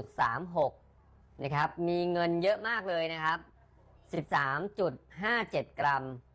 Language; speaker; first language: Thai; native; Thai